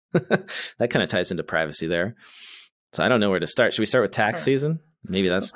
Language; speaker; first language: English; native; English